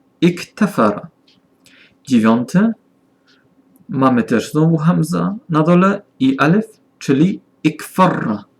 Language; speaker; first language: Polish; non-native, learner; German